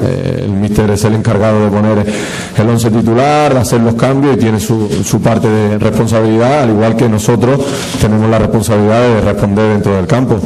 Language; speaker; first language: Spanish; native; Spanish